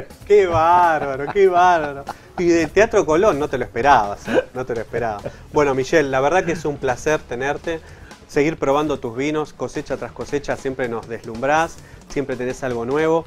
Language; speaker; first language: Spanish; native; Spanish